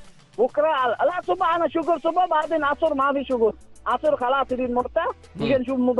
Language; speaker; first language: Arabic; non-native, learner; Bangla